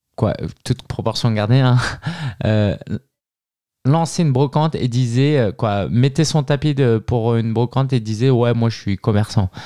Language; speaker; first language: French; native; French